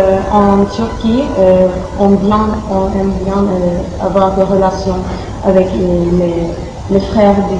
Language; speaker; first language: French; non-native, learner; Turkish